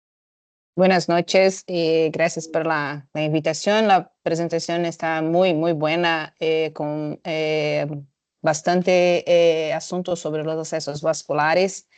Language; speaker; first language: Spanish; non-native, fluent; Portuguese